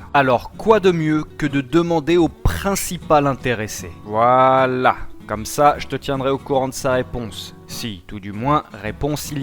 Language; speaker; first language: French; native; French